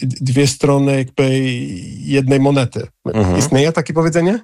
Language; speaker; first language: Polish; non-native, fluent; English